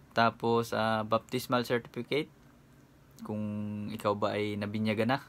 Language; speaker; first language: Filipino; non-native, local second language; Cebuano